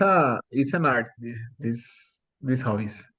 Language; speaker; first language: English; non-native, learner; Spanish